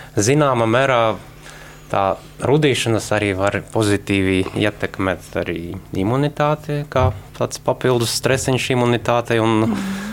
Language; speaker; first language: Latvian; non-native, local second language; Russian